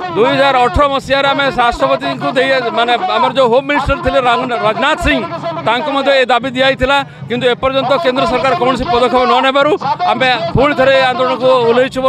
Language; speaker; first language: Odia; non-native, local second language; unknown